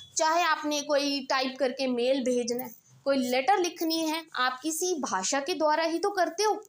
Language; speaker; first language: Hindi; non-native, local second language; Punjabi